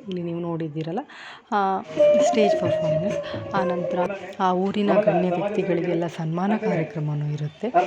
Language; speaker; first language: Kannada; non-native, local second language; Tulu